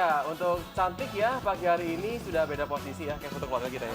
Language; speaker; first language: Indonesian; native; Indonesian